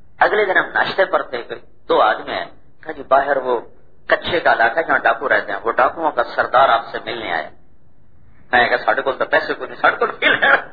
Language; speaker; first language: Urdu; non-native, local second language; Punjabi